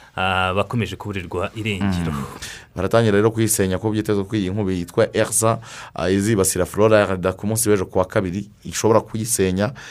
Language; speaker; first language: Kinyarwanda; native; Kinyarwanda